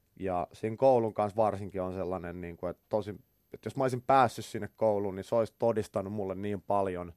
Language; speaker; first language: Finnish; native; Finnish